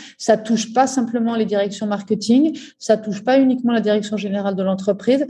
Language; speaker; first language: French; native; French